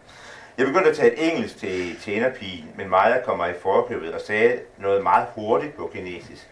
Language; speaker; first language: Danish; native; Danish